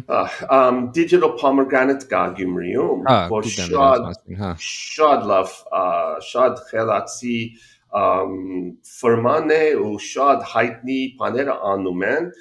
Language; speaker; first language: Armenian; early bilingual, heritage; Armenian